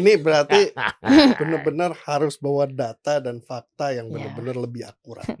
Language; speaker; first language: Indonesian; native; Indonesian